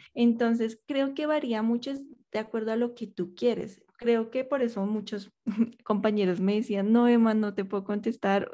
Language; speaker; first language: Spanish; native; Spanish